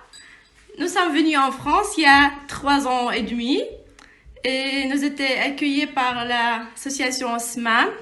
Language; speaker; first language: French; non-native, learner; Arabic